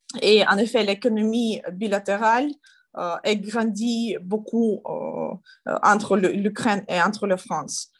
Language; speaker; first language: French; non-native, learner; Ukrainian